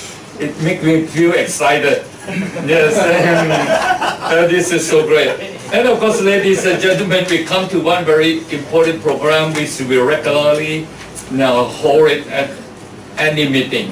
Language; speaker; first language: English; non-native, fluent; Thai